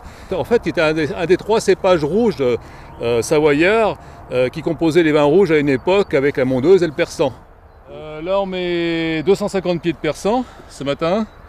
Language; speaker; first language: French; native; French